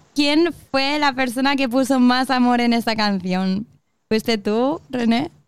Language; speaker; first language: Spanish; native; Spanish